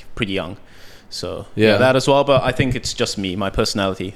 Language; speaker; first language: English; early bilingual, heritage; Japanese